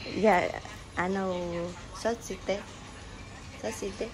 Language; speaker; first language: Japanese; non-native, learner; Vietnamese